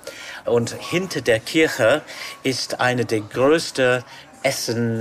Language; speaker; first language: German; non-native, fluent; English